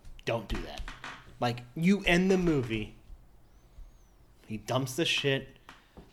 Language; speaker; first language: English; native; English